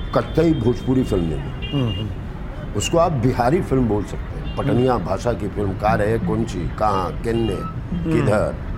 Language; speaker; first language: Hindi; native; Hindi